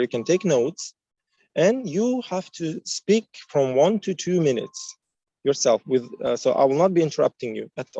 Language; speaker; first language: English; non-native, fluent; Uzbek